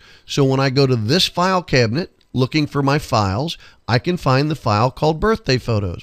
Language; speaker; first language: English; native; English